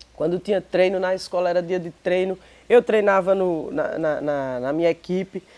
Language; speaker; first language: Portuguese; native; Portuguese